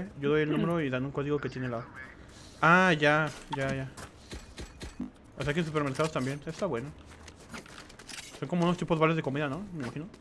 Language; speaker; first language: Spanish; native; Spanish